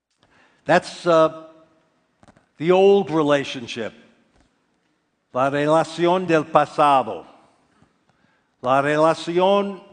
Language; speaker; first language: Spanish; non-native, fluent; English